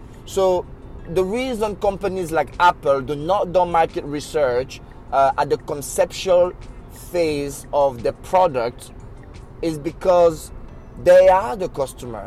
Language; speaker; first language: English; non-native, local second language; French